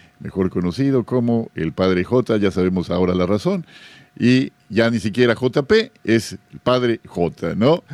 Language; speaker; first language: Spanish; native; Spanish